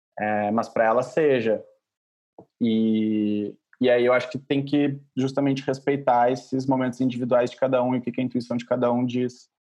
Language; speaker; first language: Portuguese; native; Portuguese